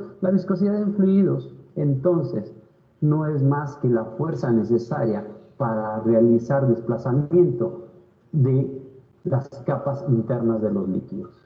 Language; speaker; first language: Spanish; native; Spanish